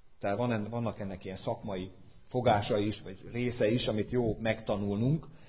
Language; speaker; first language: Hungarian; native; Hungarian